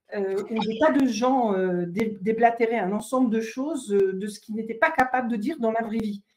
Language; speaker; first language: French; native; French